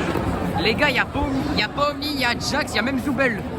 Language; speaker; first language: French; native; French